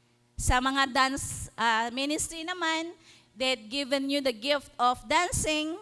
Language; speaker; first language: Filipino; native; Filipino